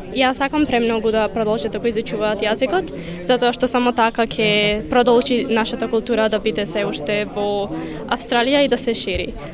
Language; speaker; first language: Macedonian; early bilingual, heritage; Macedonian